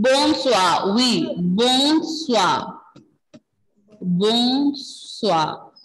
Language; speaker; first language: French; non-native, fluent; Malayalam